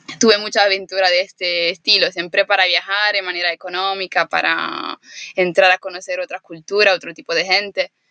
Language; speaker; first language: Spanish; non-native, fluent; Italian